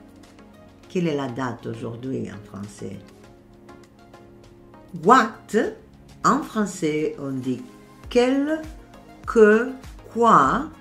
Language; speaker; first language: French; non-native, fluent; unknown